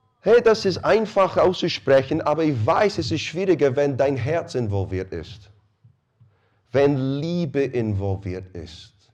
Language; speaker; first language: German; non-native, fluent; English